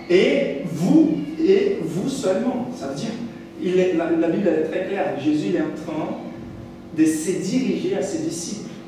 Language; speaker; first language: French; non-native, fluent; Portuguese